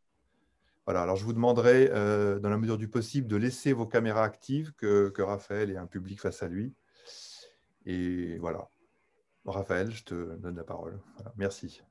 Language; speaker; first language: French; native; French